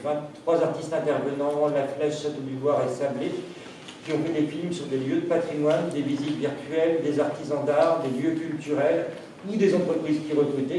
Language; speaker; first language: French; native; French